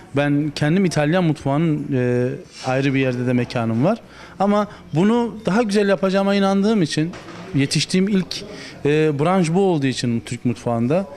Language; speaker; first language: Turkish; native; Turkish